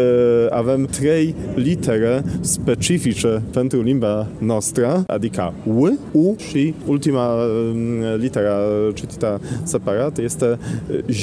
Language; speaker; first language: Romanian; non-native, fluent; Polish